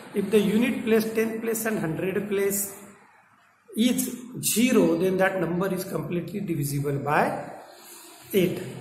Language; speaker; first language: English; non-native, local second language; Marathi